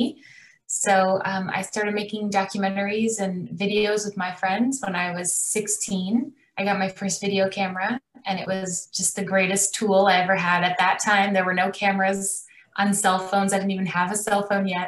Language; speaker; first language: English; native; English